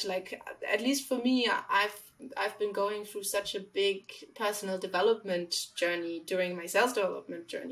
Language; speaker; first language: English; non-native, fluent; German